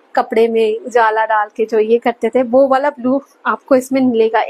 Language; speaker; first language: Hindi; non-native, local second language; Bangla